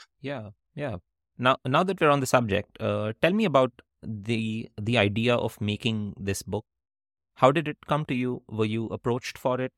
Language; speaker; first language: English; non-native, local second language; Hindi